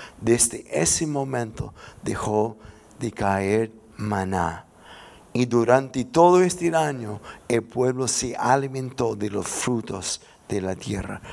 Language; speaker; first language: Spanish; non-native, fluent; English